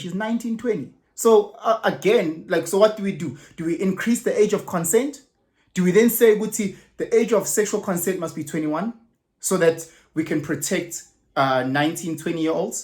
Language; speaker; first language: English; non-native, local second language; Zulu